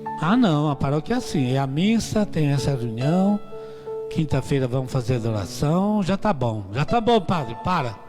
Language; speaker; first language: Portuguese; non-native, fluent; Italian